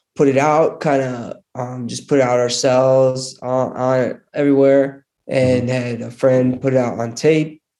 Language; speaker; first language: English; early bilingual, other home language; Hindi